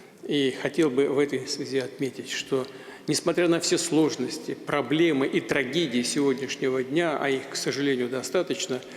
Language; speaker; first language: Russian; native; Russian